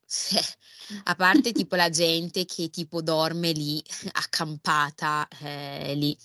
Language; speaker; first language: Italian; early bilingual, other home language; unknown